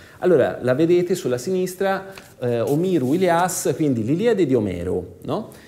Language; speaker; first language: Italian; native; Italian